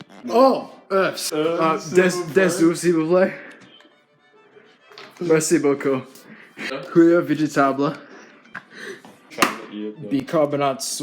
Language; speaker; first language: French; non-native, learner; English